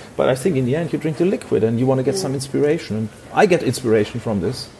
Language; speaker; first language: English; non-native, fluent; German